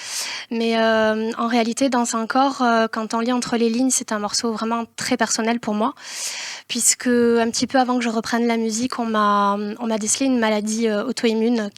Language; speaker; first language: French; native; French